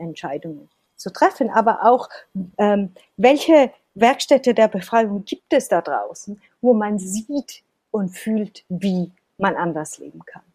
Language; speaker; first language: German; non-native, fluent; Italian